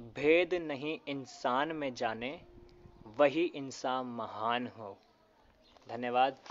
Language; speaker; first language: Hindi; native; Hindi